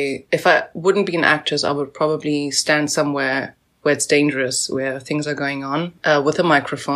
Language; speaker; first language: English; native; English